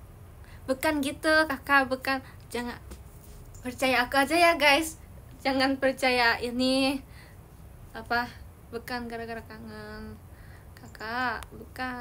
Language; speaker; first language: Indonesian; early bilingual, heritage; Indonesian